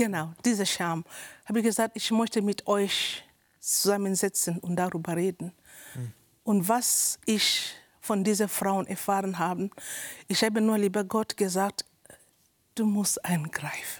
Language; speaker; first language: German; non-native, learner; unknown